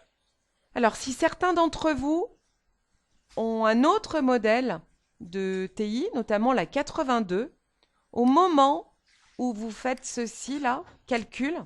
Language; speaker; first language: French; native; French